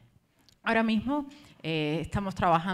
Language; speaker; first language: Spanish; native; Spanish